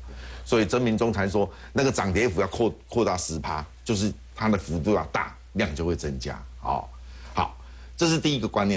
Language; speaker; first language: Chinese; native; Chinese